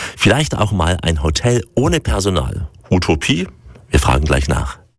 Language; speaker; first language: German; native; German